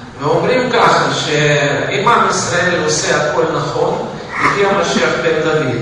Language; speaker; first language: Hebrew; non-native, fluent; Russian